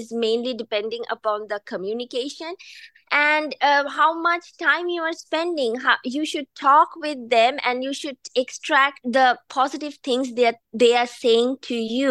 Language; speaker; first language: English; non-native, local second language; Bangla